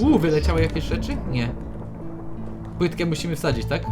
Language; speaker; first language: Polish; native; Polish